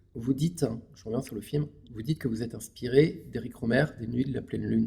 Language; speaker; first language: French; native; French